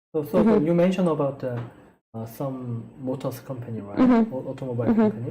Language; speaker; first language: English; non-native, learner; Korean